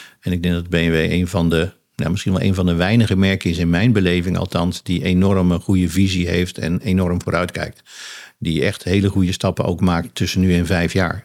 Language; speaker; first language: Dutch; native; Dutch